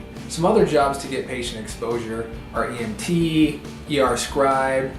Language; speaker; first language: English; native; English